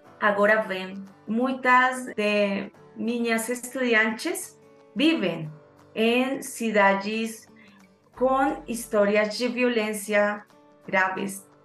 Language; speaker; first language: Portuguese; non-native, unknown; Spanish